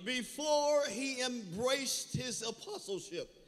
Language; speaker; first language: English; native; English